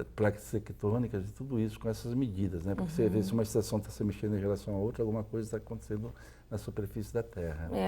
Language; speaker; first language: Portuguese; native; Portuguese